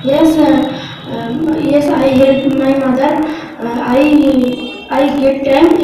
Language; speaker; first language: English; non-native, learner; Bangla